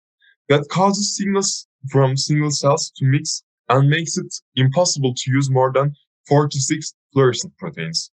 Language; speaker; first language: English; non-native, fluent; Turkish